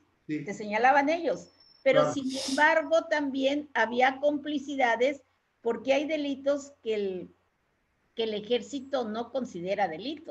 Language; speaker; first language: Spanish; native; Spanish